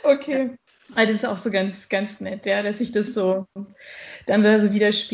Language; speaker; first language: German; native; German